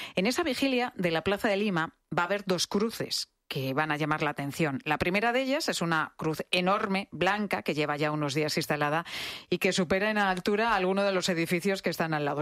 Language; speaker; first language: Spanish; native; Spanish